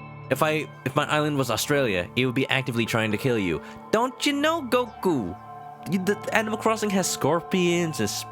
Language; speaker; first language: English; native; English